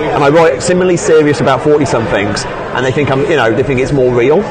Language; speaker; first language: English; native; English